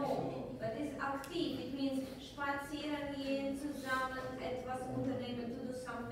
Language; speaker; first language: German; non-native, fluent; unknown